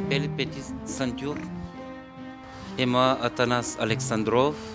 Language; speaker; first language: French; non-native, learner; Bulgarian